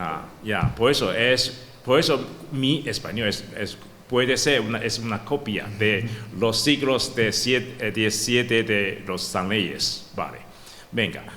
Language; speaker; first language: Spanish; non-native, learner; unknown